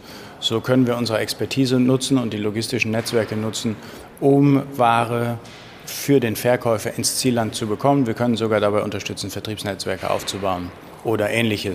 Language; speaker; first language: German; native; German